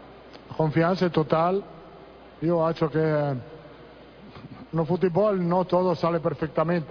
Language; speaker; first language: Portuguese; non-native, learner; Italian